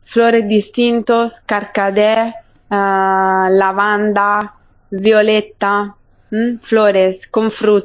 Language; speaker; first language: Spanish; non-native, fluent; Italian